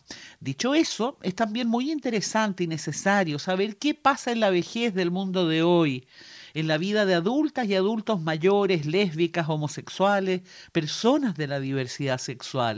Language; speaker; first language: Spanish; native; Spanish